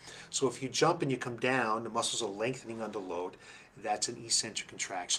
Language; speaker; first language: English; native; English